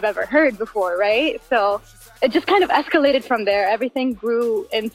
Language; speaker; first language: English; non-native, fluent; Arabic